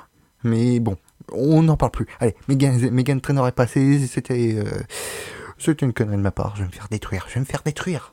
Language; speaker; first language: French; native; French